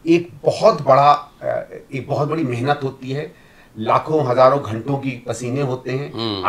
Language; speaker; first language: Hindi; native; Hindi